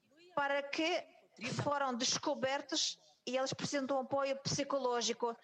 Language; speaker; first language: Portuguese; non-native, fluent; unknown